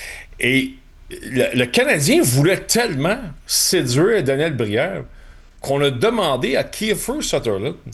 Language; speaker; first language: French; native; French